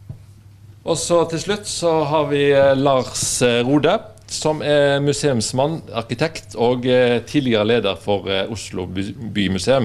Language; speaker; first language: Norwegian; native; Norwegian